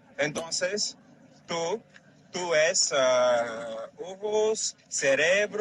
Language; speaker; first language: Spanish; non-native, learner; French